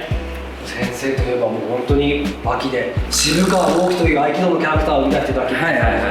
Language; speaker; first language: Japanese; native; Japanese